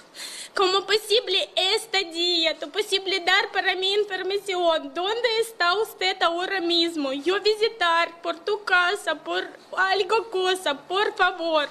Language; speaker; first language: Spanish; non-native, learner; Russian